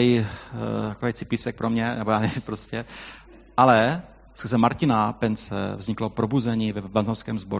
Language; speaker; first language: Czech; native; Czech